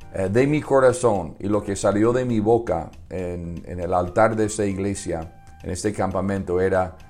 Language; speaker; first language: Spanish; non-native, fluent; English